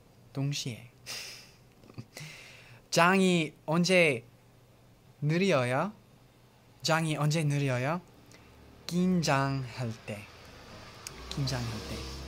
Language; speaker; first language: Korean; non-native, learner; English